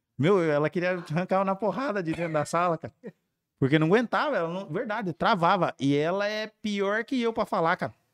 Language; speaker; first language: Portuguese; native; Portuguese